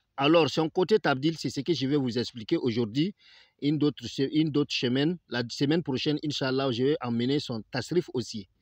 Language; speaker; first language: French; non-native, local second language; Bambara